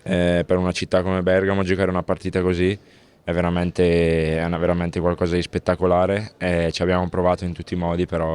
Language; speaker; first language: Italian; native; Italian